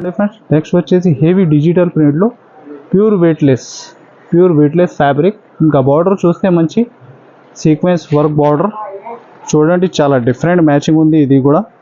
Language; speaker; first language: Telugu; non-native, local second language; Urdu